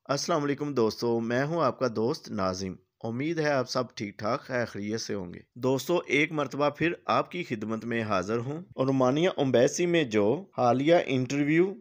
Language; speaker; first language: Urdu; non-native, local second language; Punjabi